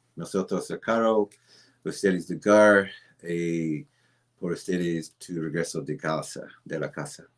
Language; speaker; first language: Spanish; non-native, learner; English